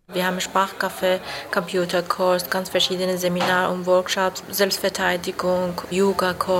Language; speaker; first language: German; non-native, learner; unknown